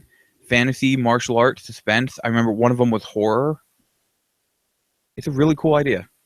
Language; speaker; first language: English; native; English